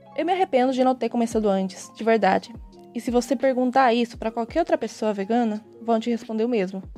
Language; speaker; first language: Portuguese; early bilingual, other home language; Spanish